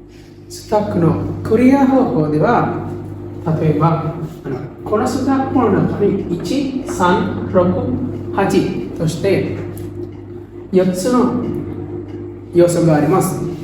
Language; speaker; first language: Japanese; non-native, learner; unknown